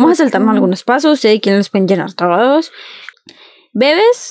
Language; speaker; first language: Spanish; native; Spanish